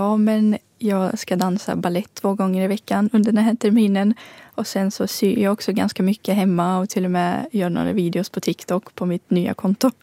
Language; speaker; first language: Swedish; non-native, fluent; Ukrainian